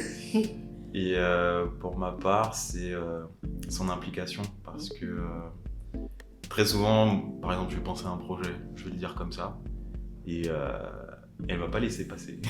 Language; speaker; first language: French; native; French